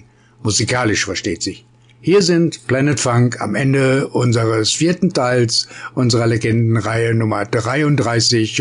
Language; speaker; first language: German; native; German